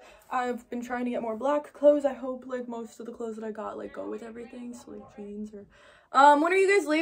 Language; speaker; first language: English; native; English